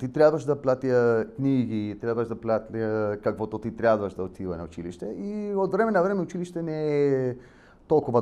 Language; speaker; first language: Bulgarian; non-native, learner; Spanish